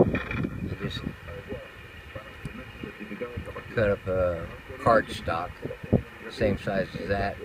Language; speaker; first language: English; native; English